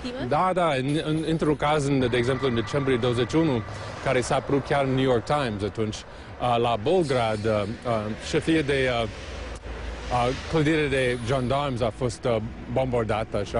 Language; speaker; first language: Romanian; non-native, learner; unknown